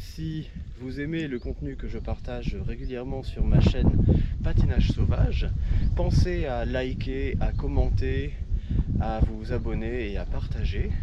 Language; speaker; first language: French; native; French